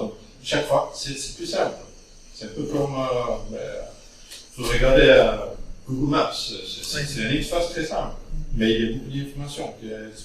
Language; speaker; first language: French; non-native, fluent; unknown